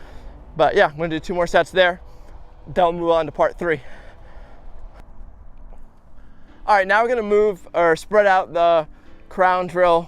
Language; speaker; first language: English; native; English